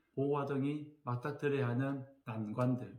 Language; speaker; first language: Korean; native; Korean